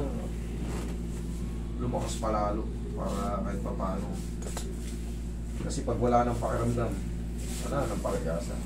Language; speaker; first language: Filipino; native; Filipino